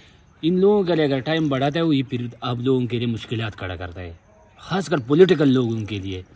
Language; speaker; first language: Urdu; non-native, local second language; Pashto